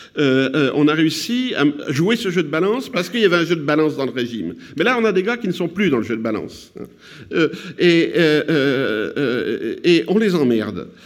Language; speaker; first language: French; native; French